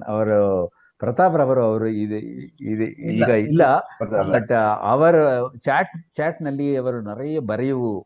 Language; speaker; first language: Kannada; non-native, learner; Tamil